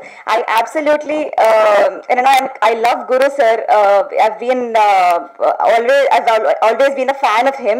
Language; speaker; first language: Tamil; non-native, learner; Telugu